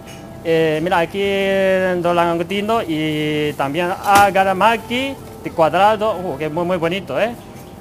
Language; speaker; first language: Spanish; non-native, learner; Chinese